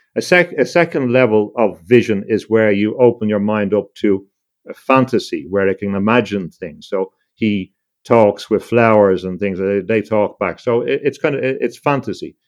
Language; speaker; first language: English; native; English